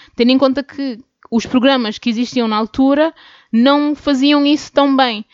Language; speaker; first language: Portuguese; native; Portuguese